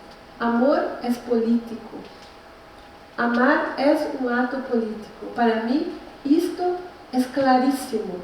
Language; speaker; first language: Spanish; non-native, learner; Portuguese